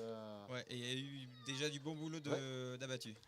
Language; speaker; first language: French; native; French